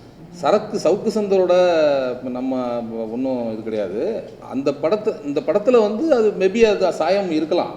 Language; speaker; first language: Tamil; native; Tamil